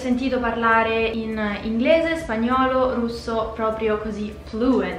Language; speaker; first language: Italian; native; Italian